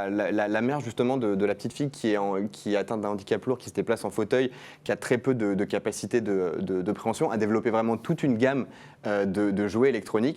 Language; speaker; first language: French; native; French